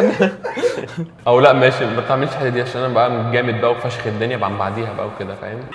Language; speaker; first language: Arabic; native; Arabic